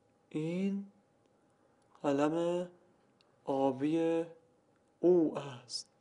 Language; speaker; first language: Persian; non-native, learner; Arabic